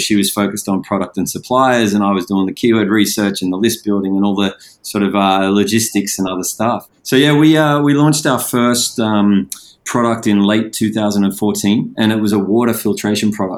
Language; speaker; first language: English; native; English